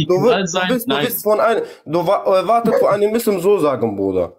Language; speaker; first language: German; non-native, learner; Kurdish